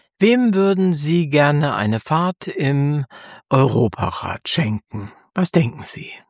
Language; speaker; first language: German; native; German